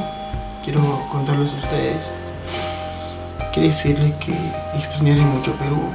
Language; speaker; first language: Spanish; early bilingual, heritage; Spanish